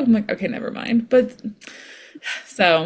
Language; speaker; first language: English; native; English